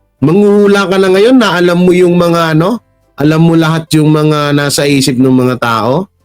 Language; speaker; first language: Filipino; non-native, local second language; Hiligaynon